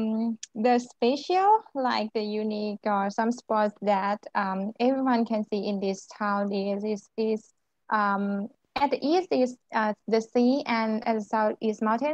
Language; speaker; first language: English; non-native, learner; Thai